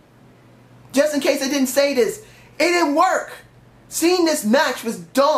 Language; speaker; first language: English; native; English